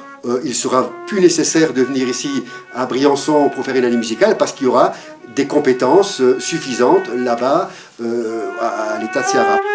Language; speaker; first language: French; native; French